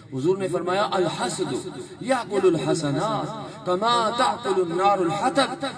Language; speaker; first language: Urdu; non-native, local second language; Sindhi